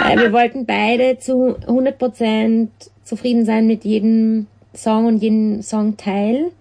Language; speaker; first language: German; native; German